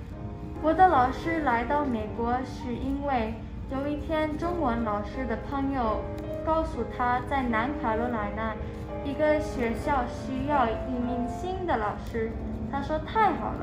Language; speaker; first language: Chinese; non-native, fluent; English